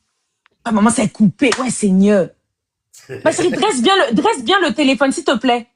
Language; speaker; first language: French; native; French